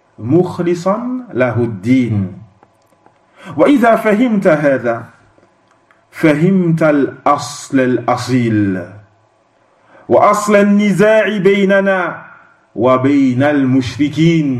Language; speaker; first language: Arabic; non-native, fluent; French